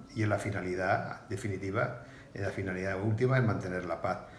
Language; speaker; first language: Spanish; native; Spanish